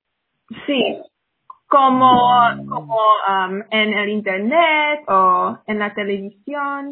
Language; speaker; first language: Spanish; non-native, fluent; English